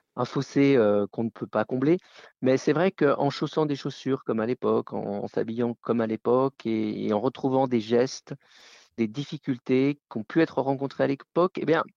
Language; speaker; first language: French; native; French